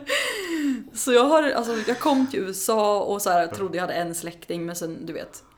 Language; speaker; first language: Swedish; native; Swedish